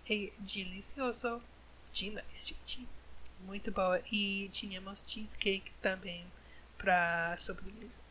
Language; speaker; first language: Portuguese; non-native, learner; English